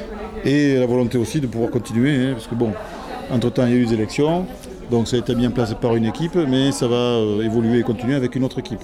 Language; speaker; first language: French; native; French